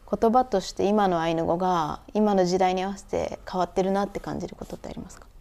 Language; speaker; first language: Japanese; native; Japanese